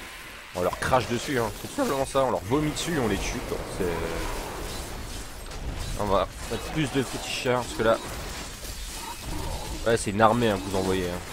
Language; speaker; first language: French; native; French